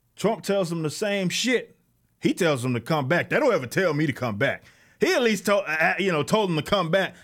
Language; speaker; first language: English; native; English